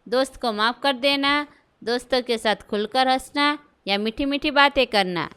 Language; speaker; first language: Hindi; non-native, local second language; Gujarati